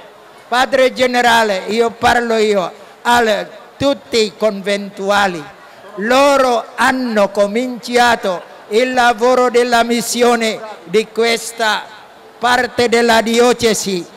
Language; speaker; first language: Italian; non-native, fluent; Indonesian